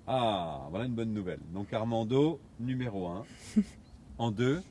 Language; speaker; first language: French; native; French